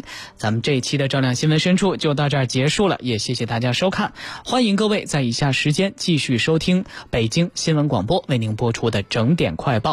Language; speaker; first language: Chinese; native; Chinese